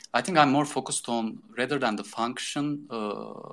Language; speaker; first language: English; non-native, fluent; Turkish